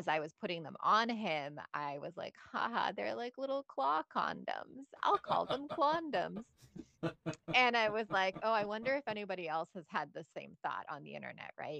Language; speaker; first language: English; non-native, fluent; Bosnian